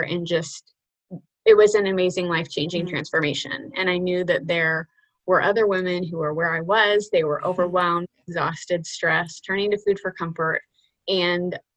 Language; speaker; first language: English; native; English